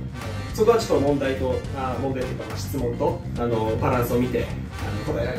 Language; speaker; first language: Japanese; native; Japanese